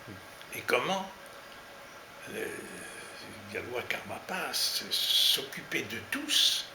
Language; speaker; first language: French; native; French